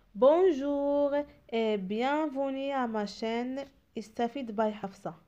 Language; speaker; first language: French; non-native, local second language; Arabic